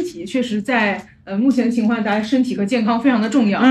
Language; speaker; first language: Chinese; native; Chinese